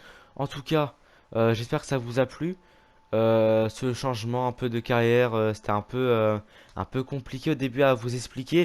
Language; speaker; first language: French; native; French